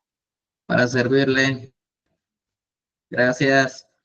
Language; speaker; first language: Spanish; native; Spanish